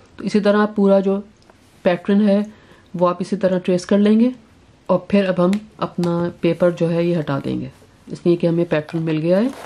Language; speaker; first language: Urdu; native; Urdu